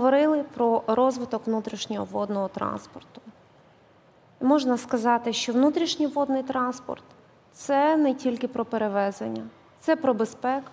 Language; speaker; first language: Ukrainian; native; Ukrainian